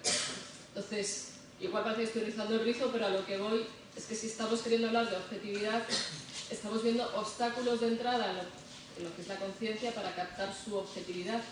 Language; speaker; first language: Spanish; native; Spanish